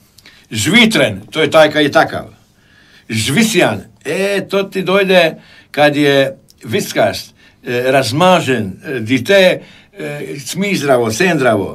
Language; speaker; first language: Croatian; native; Croatian